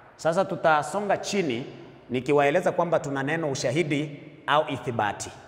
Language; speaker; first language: Swahili; non-native, local second language; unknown